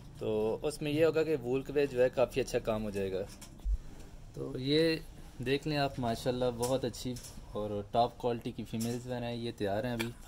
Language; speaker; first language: Urdu; non-native, local second language; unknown